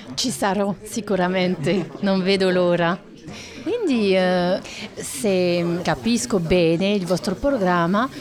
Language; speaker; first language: Italian; non-native, fluent; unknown